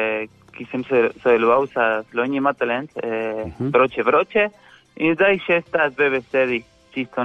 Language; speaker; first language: Slovenian; non-native, fluent; Spanish